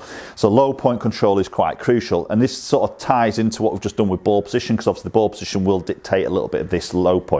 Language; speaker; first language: English; native; English